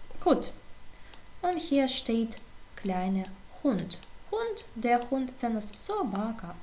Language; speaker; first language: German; non-native, fluent; Ukrainian